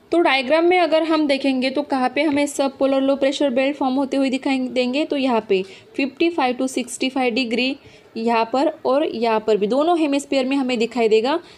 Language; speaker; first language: Hindi; non-native, local second language; Marathi